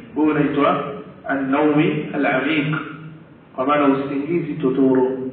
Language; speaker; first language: Swahili; native; Swahili